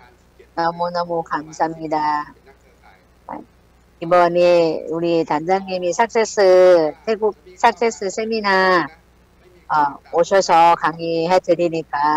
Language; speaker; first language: Korean; non-native, learner; Thai